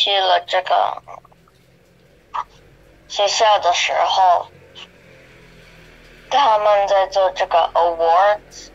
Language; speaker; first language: Chinese; non-native, learner; English